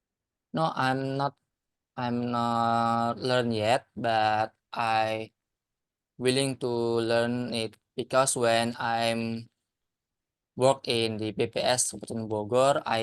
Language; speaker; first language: English; non-native, learner; Indonesian